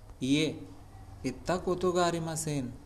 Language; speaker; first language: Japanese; non-native, learner; Hindi